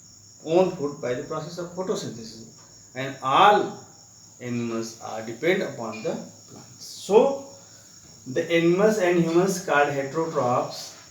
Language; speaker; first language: English; non-native, local second language; Hindi